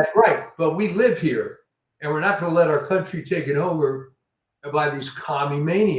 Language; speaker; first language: English; native; English